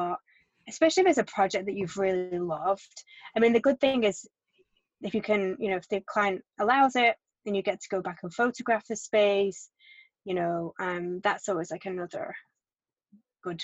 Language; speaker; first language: English; native; English